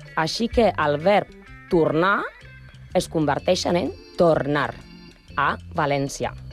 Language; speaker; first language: Catalan; non-native, learner; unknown